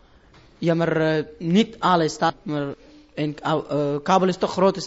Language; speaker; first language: Dutch; non-native, learner; Persian